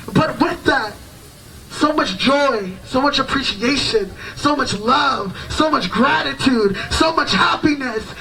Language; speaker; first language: English; early bilingual, other home language; Yoruba